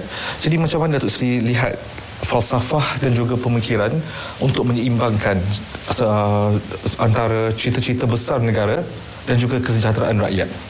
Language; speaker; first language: Malay; native; Malay